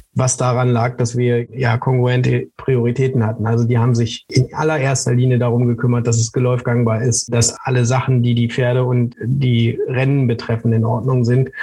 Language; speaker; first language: German; native; German